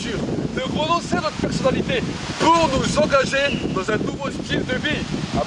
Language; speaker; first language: French; native; French